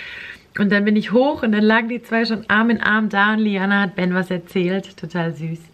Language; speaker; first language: German; native; German